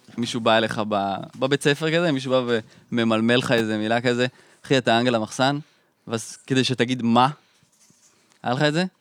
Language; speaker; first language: Hebrew; native; Hebrew